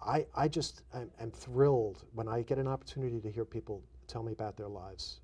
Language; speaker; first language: English; native; English